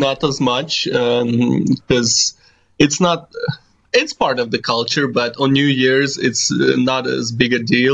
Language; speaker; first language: English; non-native, fluent; Kazakh